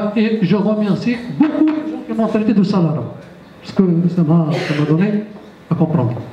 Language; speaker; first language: French; non-native, local second language; Berber languages